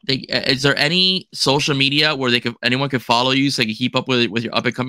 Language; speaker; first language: English; native; English